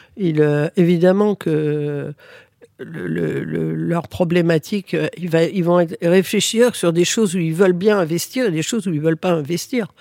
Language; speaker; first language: French; early bilingual, other home language; Spanish